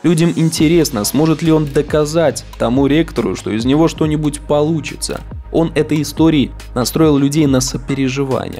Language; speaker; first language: Russian; native; Russian